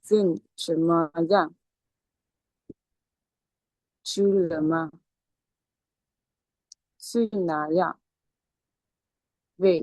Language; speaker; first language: Chinese; non-native, learner; Lao